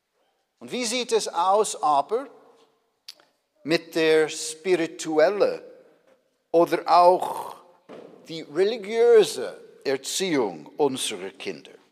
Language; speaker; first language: German; non-native, fluent; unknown